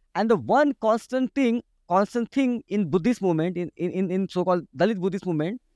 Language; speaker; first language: English; non-native, local second language; Marathi